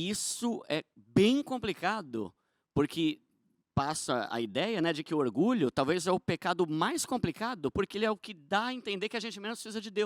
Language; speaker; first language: Portuguese; native; Portuguese